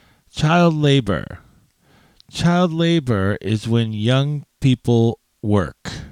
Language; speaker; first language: English; native; English